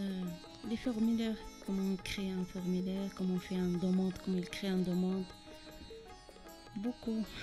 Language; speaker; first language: French; non-native, learner; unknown